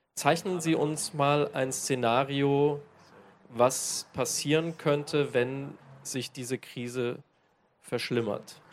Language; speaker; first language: German; native; German